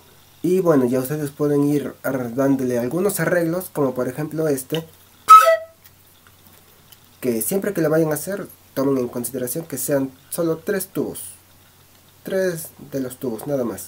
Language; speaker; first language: Spanish; native; Spanish